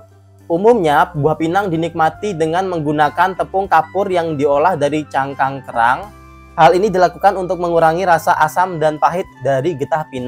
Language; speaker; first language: Indonesian; native; Indonesian